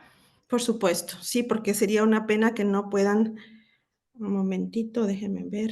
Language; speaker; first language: Spanish; native; Spanish